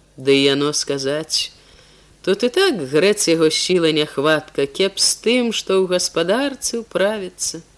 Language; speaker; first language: Belarusian; native; Belarusian